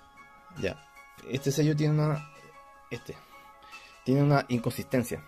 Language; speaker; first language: Spanish; native; Spanish